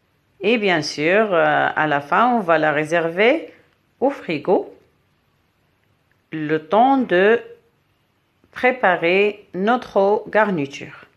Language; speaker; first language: French; non-native, local second language; Arabic